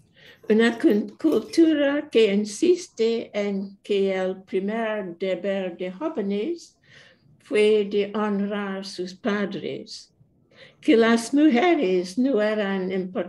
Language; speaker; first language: Spanish; non-native, fluent; English